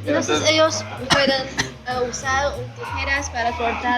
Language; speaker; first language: Spanish; non-native, learner; Chinese